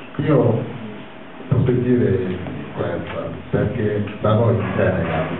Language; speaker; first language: Italian; non-native, fluent; Wolof